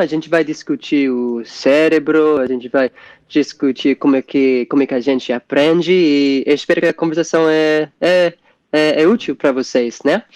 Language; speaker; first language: Portuguese; non-native, fluent; English